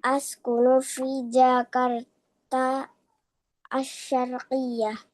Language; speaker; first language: Arabic; non-native, learner; Indonesian